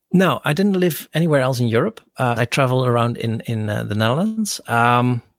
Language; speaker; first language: English; non-native, fluent; Dutch